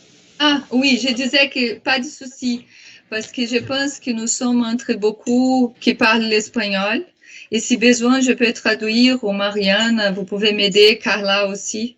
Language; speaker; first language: French; non-native, fluent; Portuguese